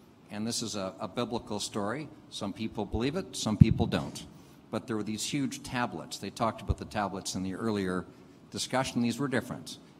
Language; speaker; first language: English; native; English